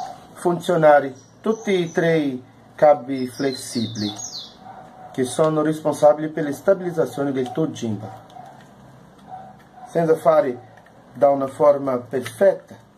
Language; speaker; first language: Italian; non-native, learner; Portuguese